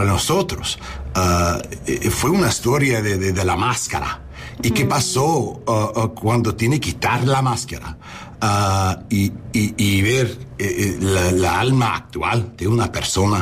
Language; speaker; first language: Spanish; non-native, learner; English